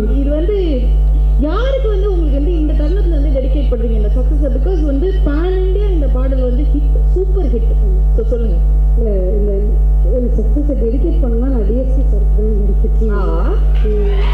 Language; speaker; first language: Tamil; native; Tamil